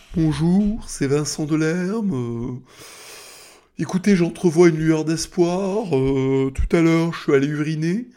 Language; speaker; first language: French; non-native, local second language; Spanish